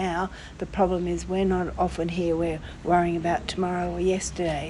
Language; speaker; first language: English; native; English